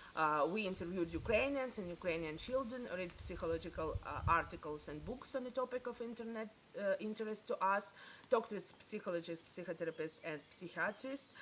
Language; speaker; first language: English; non-native, learner; Ukrainian